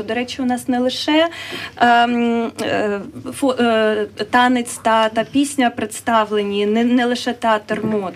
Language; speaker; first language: Ukrainian; native; Ukrainian